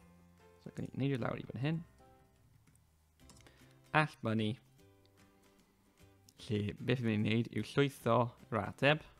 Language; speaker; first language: Welsh; native; Welsh